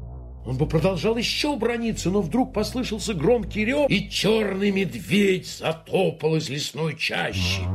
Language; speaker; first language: Russian; native; Russian